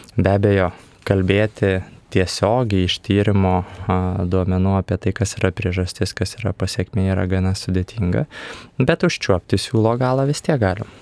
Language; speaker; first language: Lithuanian; native; Lithuanian